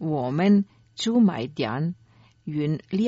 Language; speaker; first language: Chinese; non-native, learner; Croatian